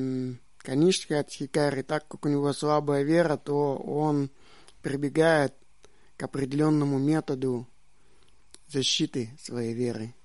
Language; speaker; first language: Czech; non-native, learner; Russian